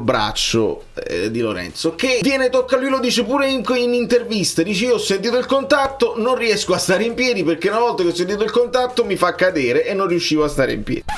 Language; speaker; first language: Italian; native; Italian